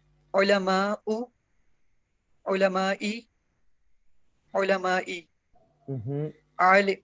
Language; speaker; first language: Arabic; non-native, learner; Urdu